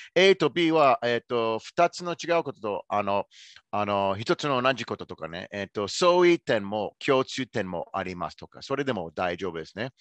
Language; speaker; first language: Japanese; non-native, fluent; English